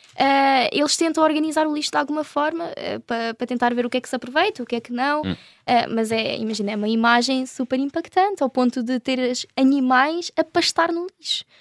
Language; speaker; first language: Portuguese; early bilingual, other home language; Ukrainian